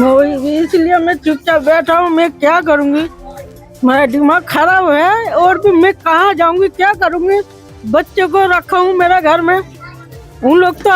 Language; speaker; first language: Hindi; non-native, local second language; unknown